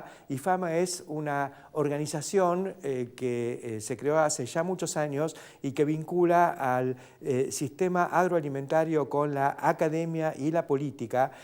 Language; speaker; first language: Spanish; native; Spanish